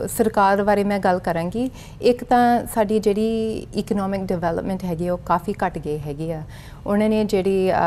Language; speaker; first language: Punjabi; early bilingual, heritage; Punjabi